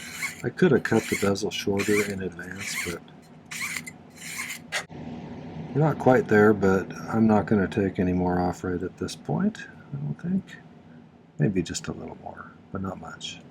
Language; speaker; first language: English; native; English